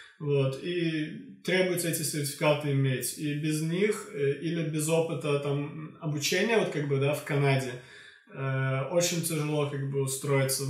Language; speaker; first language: Russian; non-native, local second language; Azerbaijani